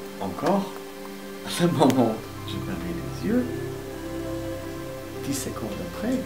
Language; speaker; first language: French; non-native, learner; Italian